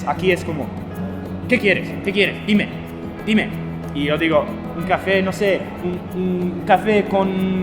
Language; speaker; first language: Spanish; non-native, fluent; English